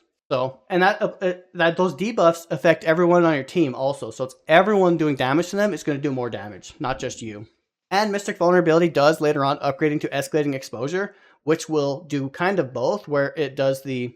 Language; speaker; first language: English; native; English